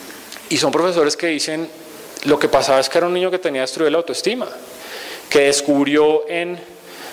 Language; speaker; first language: Spanish; native; Spanish